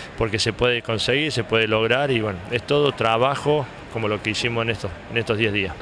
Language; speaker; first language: Spanish; native; Spanish